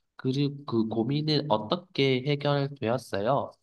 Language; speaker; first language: Korean; non-native, fluent; Vietnamese